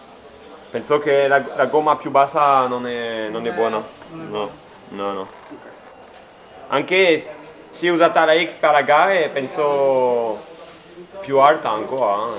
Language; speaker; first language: Italian; non-native, learner; French